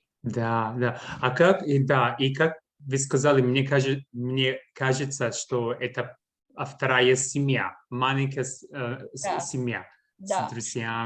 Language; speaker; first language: Russian; non-native, fluent; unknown